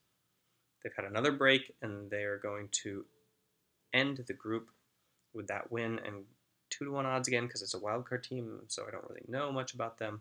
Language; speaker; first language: English; native; English